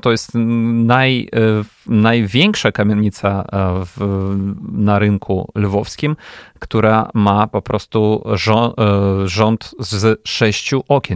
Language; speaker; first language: Polish; non-native, fluent; Ukrainian